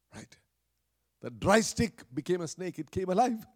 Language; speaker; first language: English; non-native, local second language; Malayalam